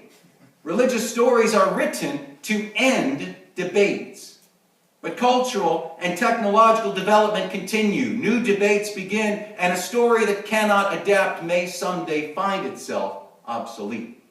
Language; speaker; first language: English; native; English